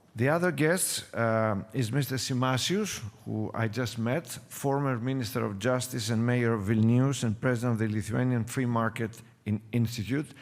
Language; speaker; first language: English; non-native, fluent; Greek